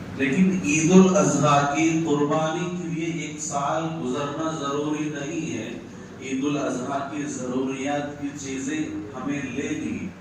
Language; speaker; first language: Urdu; native; Urdu